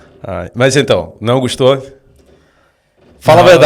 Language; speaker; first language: Portuguese; non-native, fluent; Swedish